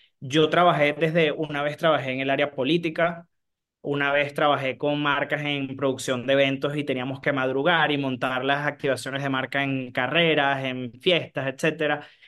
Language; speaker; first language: Spanish; native; Spanish